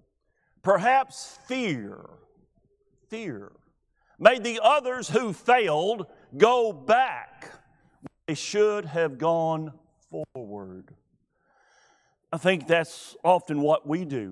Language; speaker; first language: English; native; English